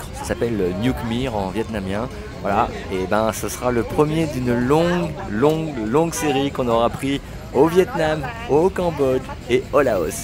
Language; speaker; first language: French; native; French